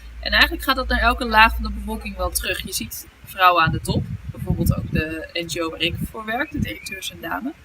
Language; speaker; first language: Dutch; native; Dutch